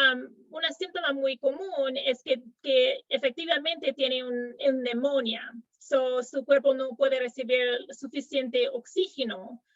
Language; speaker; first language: Spanish; non-native, fluent; English